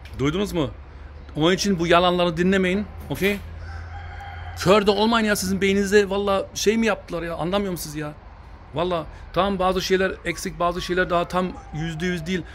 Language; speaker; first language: Turkish; early bilingual, heritage; Turkish